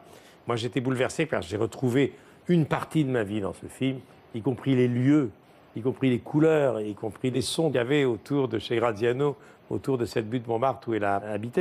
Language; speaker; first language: French; native; French